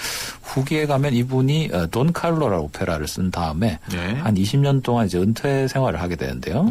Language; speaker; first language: Korean; native; Korean